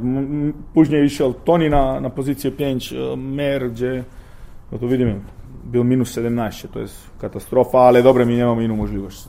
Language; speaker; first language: Polish; non-native, fluent; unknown